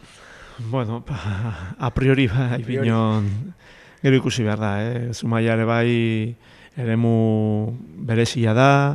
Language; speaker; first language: Basque; native; Basque